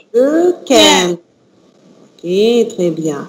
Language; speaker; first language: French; non-native, fluent; Arabic